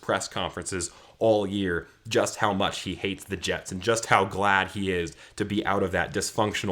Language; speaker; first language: English; native; English